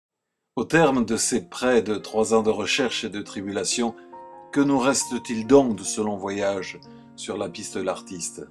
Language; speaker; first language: French; native; French